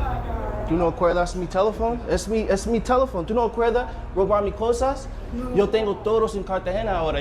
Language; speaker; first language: Spanish; non-native, learner; English